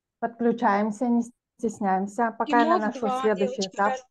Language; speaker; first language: Russian; native; Russian